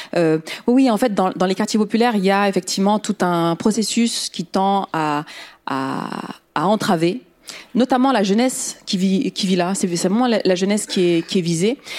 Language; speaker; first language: French; early bilingual, other home language; Riffian